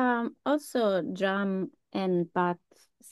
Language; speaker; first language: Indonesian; non-native, learner; English